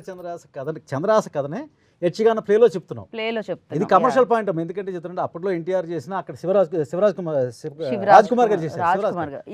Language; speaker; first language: Telugu; native; Telugu